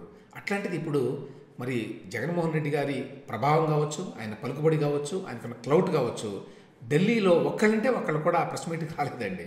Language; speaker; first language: Telugu; native; Telugu